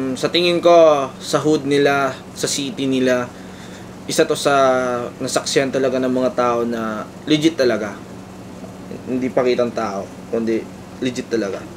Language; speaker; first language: Filipino; non-native, local second language; Cebuano